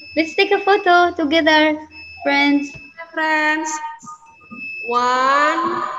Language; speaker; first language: English; non-native, fluent; Arabic